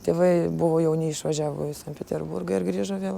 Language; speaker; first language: Lithuanian; early bilingual, other home language; Russian